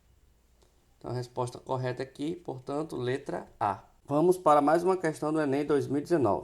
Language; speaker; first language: Portuguese; native; Portuguese